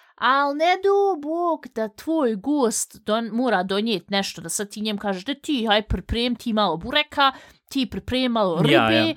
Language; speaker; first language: Bosnian; early bilingual, heritage; Bosnian